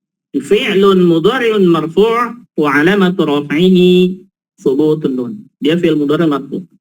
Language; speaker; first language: Arabic; non-native, fluent; Indonesian